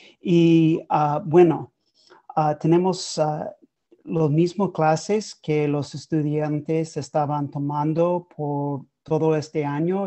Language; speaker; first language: Spanish; non-native, learner; English